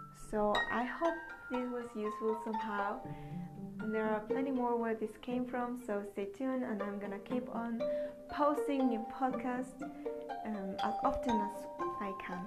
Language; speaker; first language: English; non-native, fluent; Spanish